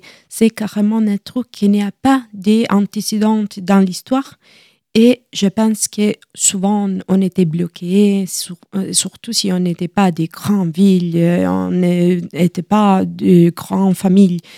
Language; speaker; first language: French; non-native, learner; Italian